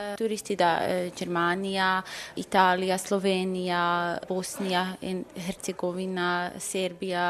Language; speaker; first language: Italian; non-native, learner; Croatian